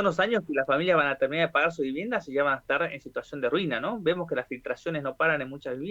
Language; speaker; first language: Spanish; native; Spanish